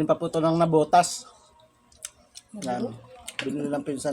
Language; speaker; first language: Filipino; native; Filipino